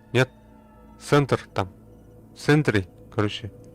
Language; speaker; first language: Russian; non-native, local second language; Yakut